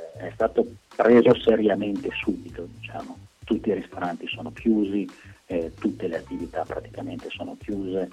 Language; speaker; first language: Italian; native; Italian